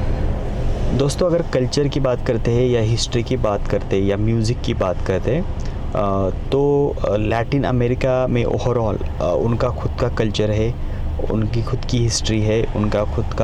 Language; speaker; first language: Hindi; non-native, local second language; Marathi